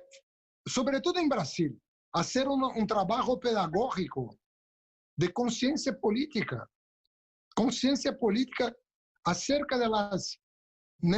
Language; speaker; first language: Spanish; non-native, local second language; Portuguese